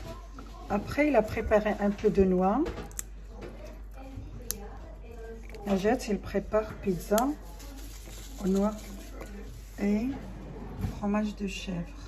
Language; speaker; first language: French; non-native, fluent; Arabic